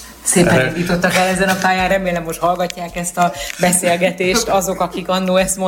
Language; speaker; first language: Hungarian; native; Hungarian